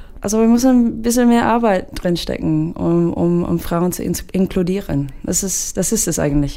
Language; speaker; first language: German; non-native, fluent; English